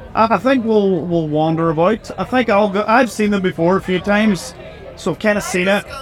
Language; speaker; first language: English; native; English